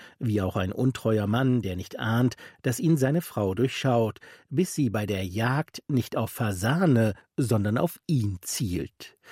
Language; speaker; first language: German; native; German